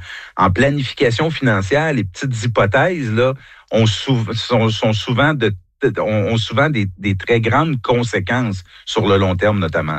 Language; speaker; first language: French; native; French